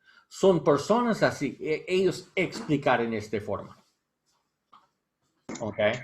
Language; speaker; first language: Spanish; non-native, learner; English